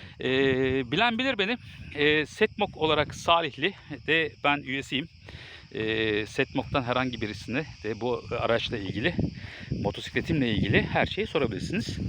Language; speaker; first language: Turkish; native; Turkish